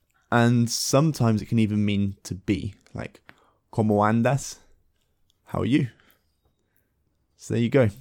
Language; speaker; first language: English; native; English